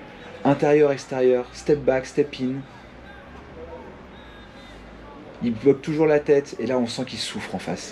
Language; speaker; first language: French; native; French